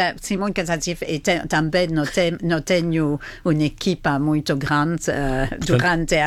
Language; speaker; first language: Portuguese; non-native, fluent; French